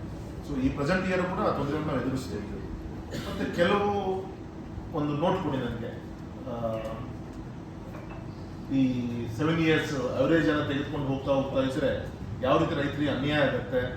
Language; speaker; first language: Kannada; native; Kannada